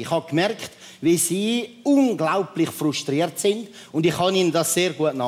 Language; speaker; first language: German; native; German